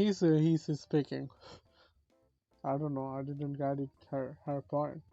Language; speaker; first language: English; non-native, learner; Bangla